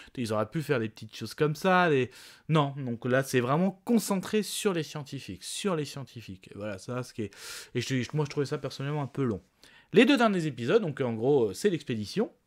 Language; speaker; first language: French; native; French